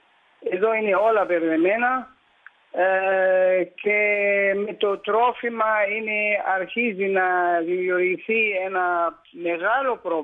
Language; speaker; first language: Greek; early bilingual, heritage; Greek